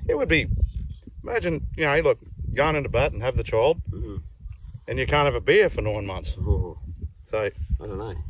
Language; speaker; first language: English; native; English